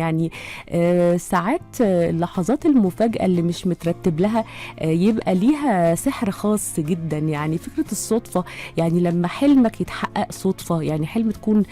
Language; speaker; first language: Arabic; native; Arabic